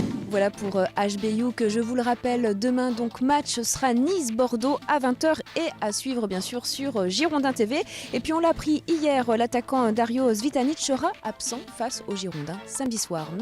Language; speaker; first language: French; native; French